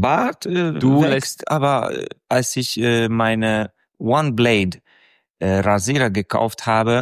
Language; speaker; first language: German; non-native, fluent; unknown